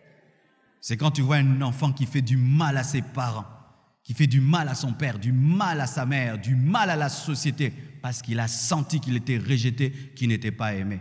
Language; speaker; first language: French; non-native, local second language; Lingala